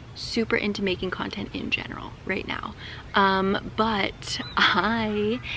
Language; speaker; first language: English; native; English